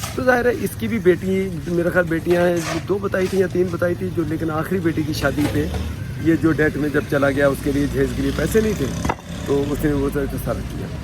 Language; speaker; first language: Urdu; non-native, local second language; Punjabi